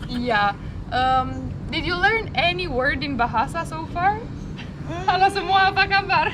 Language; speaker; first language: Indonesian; non-native, fluent; Romanian